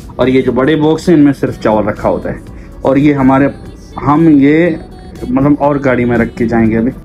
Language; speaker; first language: Hindi; non-native, local second language; Bangla